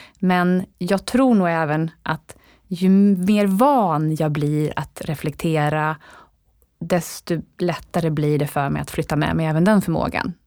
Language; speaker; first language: Swedish; native; Swedish